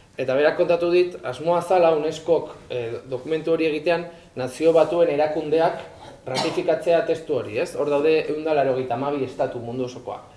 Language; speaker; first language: Basque; native; Basque